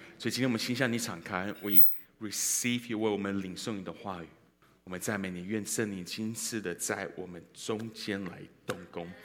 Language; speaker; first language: Chinese; early bilingual, heritage; Chinese